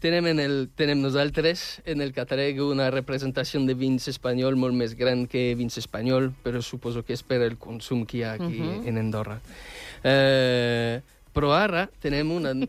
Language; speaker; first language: Catalan; non-native, fluent; French